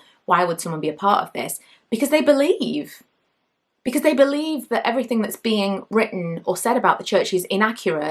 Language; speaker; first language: English; native; English